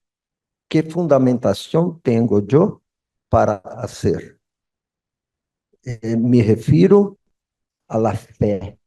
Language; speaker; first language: Spanish; non-native, learner; Portuguese